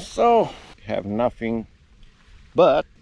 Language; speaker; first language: English; non-native, learner; Romanian